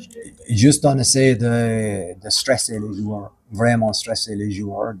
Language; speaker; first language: French; non-native, fluent; English